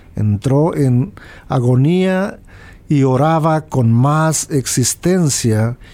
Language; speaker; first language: Spanish; native; Spanish